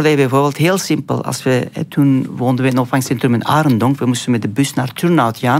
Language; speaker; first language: Dutch; non-native, fluent; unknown